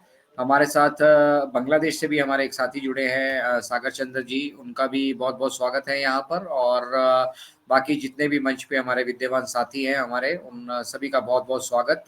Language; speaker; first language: Hindi; native; Hindi